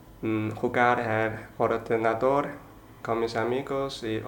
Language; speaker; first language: Spanish; non-native, learner; Chinese